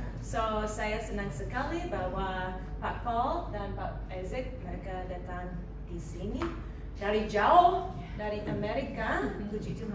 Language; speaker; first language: Indonesian; non-native, learner; English